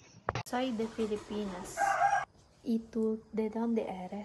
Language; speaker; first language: Spanish; non-native, learner; Filipino